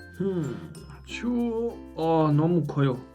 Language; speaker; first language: Korean; non-native, learner; German